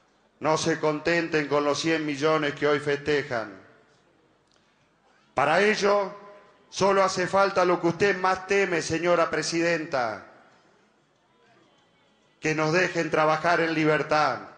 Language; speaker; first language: Spanish; native; Spanish